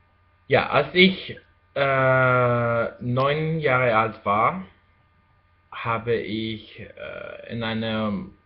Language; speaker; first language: German; non-native, fluent; Spanish